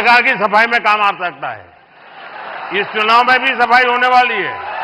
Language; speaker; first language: Hindi; non-native, local second language; Gujarati